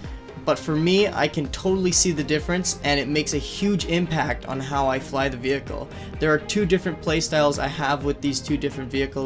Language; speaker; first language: English; native; English